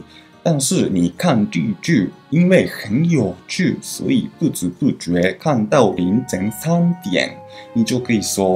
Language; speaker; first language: Chinese; non-native, fluent; Japanese